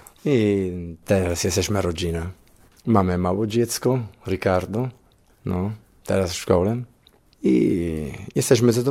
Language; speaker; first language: Polish; non-native, learner; Italian